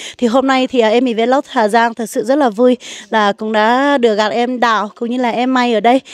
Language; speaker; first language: Vietnamese; non-native, local second language; Hmong